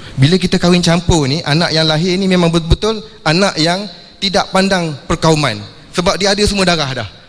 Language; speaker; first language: Malay; non-native, local second language; Chinese